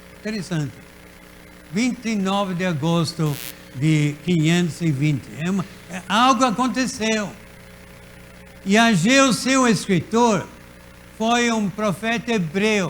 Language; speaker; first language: Portuguese; native; Portuguese